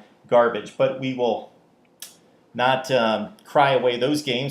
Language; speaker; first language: English; native; English